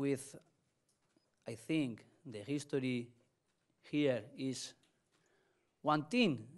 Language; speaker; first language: English; non-native, learner; Spanish